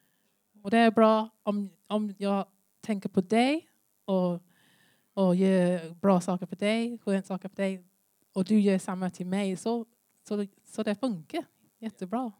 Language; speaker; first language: Swedish; non-native, learner; English